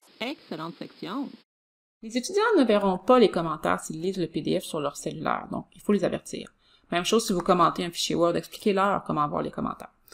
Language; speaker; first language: French; native; French